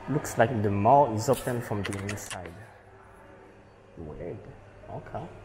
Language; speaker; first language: English; non-native, learner; French